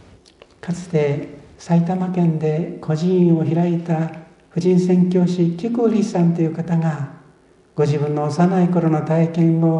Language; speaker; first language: Japanese; native; Japanese